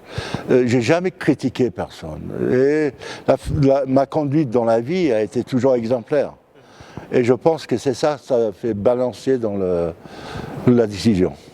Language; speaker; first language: French; non-native, fluent; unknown